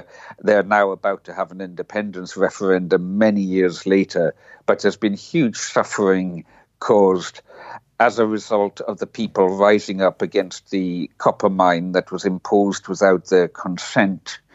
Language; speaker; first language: English; native; English